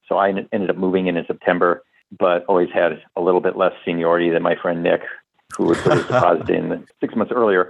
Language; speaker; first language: English; native; English